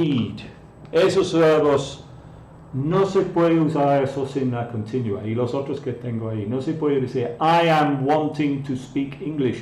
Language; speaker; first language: Spanish; non-native, fluent; English